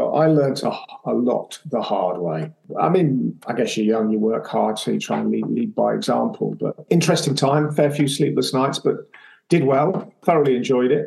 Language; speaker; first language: English; native; English